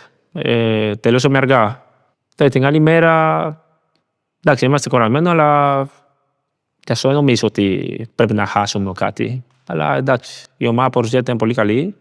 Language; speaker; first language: Greek; non-native, learner; Spanish